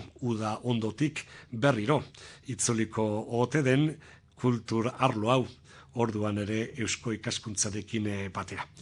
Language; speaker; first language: Basque; native; Basque